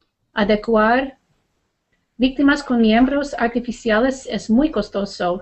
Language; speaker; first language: Spanish; non-native, learner; English